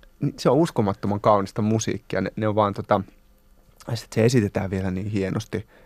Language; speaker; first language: Finnish; native; Finnish